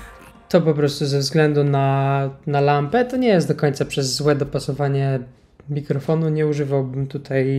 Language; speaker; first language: Polish; native; Polish